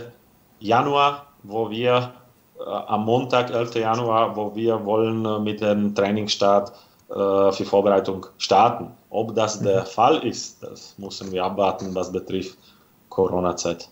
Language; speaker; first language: German; non-native, fluent; Slovak